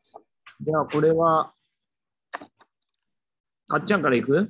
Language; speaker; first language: Japanese; native; Japanese